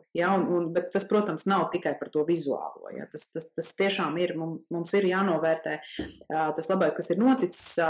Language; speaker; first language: Latvian; native; Latvian